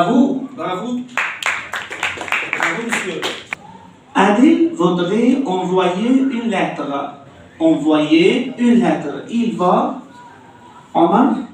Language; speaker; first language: French; non-native, fluent; Arabic